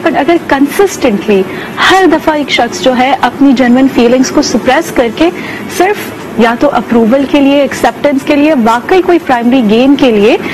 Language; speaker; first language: Urdu; native; Urdu